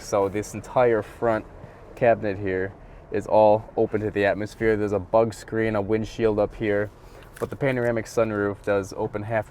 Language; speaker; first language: English; native; English